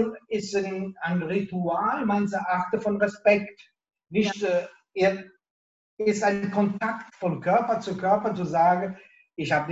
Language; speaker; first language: German; non-native, local second language; Italian